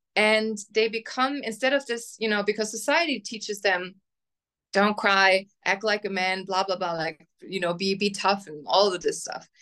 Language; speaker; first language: English; non-native, fluent; German